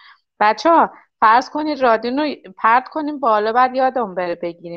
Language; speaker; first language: Persian; native; Persian